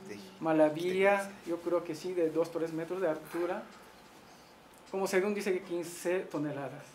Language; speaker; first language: Spanish; non-native, learner; Japanese